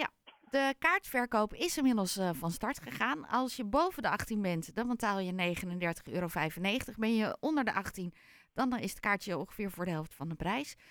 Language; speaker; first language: Dutch; native; Dutch